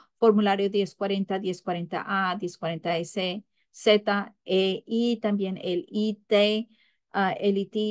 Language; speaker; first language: Spanish; early bilingual, heritage; English